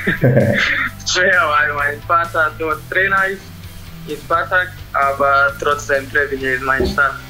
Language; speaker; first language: German; non-native, fluent; Serbian